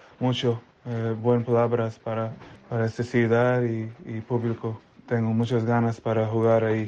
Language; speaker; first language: Spanish; non-native, learner; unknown